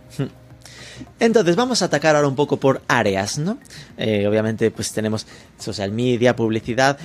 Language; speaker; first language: Spanish; native; Spanish